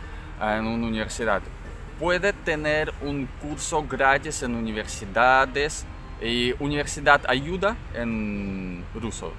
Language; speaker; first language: Spanish; non-native, learner; Russian